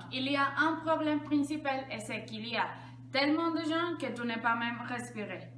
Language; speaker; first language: French; non-native, learner; Spanish